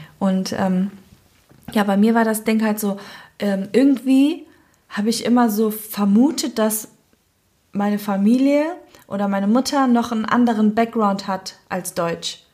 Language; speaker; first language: German; native; German